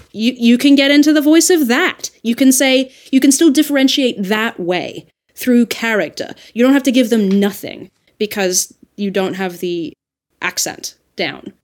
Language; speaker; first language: English; native; English